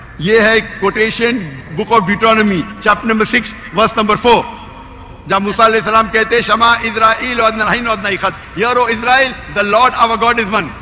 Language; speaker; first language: Urdu; non-native, local second language; Konkani